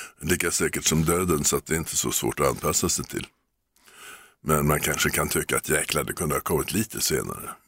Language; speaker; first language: Swedish; native; Swedish